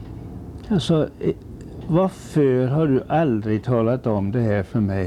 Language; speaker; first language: Swedish; early bilingual, heritage; Swedish